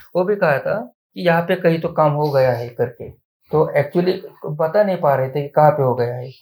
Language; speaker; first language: Hindi; non-native, local second language; Marathi